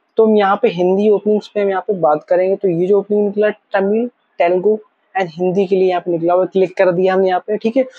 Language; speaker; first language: Hindi; native; Hindi